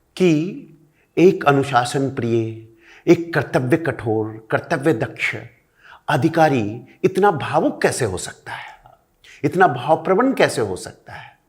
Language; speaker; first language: Hindi; non-native, local second language; Marathi